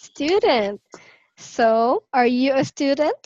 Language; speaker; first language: English; non-native, local second language; Filipino